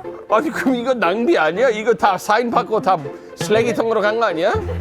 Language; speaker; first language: Korean; non-native, fluent; English